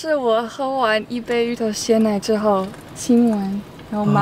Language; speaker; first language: Chinese; non-native, fluent; English